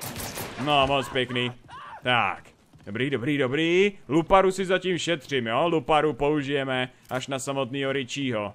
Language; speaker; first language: Czech; native; Czech